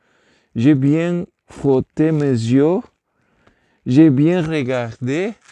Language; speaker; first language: French; non-native, learner; Spanish